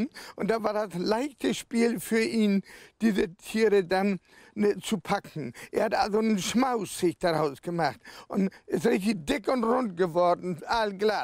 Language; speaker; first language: German; native; German